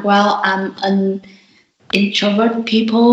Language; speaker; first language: English; non-native, learner; Vietnamese